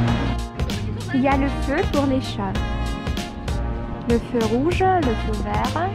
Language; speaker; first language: French; non-native, fluent; Russian